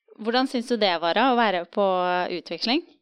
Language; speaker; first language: Norwegian; native; Norwegian